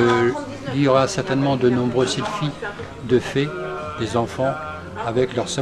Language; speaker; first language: French; native; French